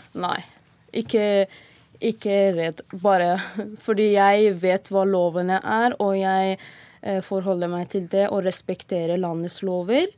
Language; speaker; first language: Norwegian; non-native, fluent; Persian